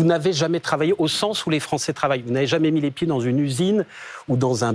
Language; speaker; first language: French; native; French